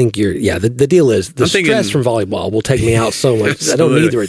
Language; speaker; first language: English; native; English